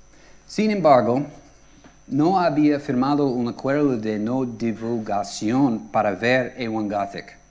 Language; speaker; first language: Spanish; non-native, fluent; English